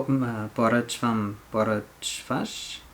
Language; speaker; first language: Bulgarian; non-native, learner; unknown